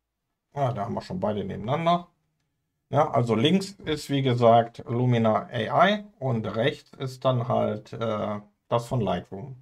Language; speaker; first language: German; native; German